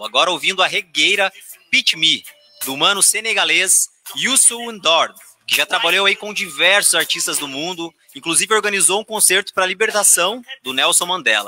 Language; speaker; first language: Portuguese; native; Portuguese